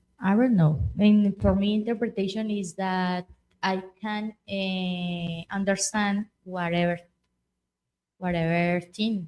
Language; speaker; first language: English; non-native, learner; Spanish